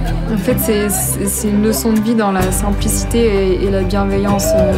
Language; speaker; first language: French; native; French